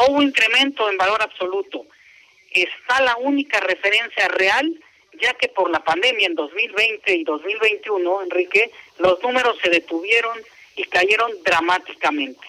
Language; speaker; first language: Spanish; native; Spanish